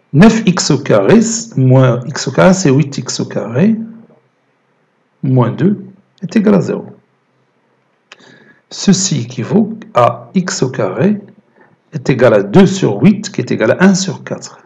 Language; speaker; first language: French; non-native, local second language; Arabic